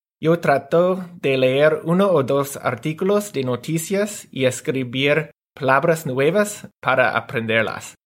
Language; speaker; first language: Spanish; non-native, learner; English